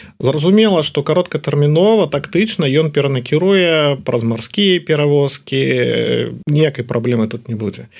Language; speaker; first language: Belarusian; native; Belarusian